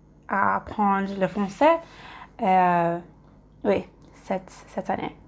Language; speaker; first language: French; non-native, learner; English